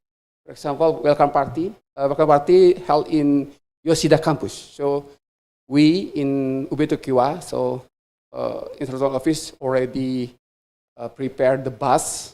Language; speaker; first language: English; non-native, fluent; Indonesian